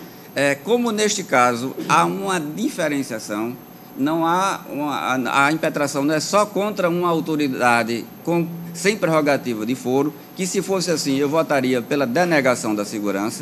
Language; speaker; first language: Portuguese; native; Portuguese